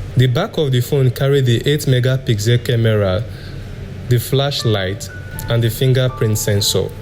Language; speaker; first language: Nigerian Pidgin; native; Nigerian Pidgin